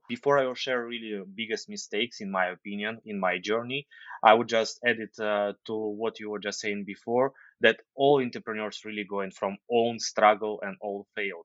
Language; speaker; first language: English; non-native, fluent; Ukrainian